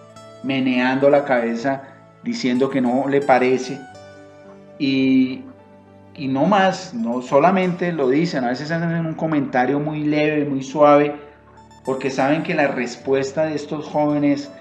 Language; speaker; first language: Spanish; native; Spanish